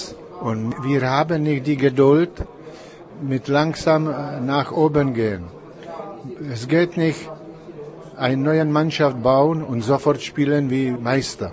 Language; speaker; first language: German; non-native, learner; Czech